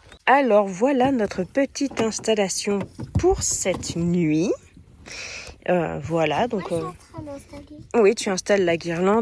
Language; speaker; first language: French; native; French